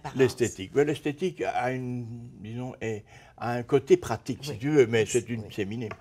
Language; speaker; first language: French; native; French